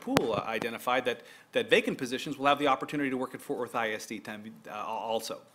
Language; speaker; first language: English; native; English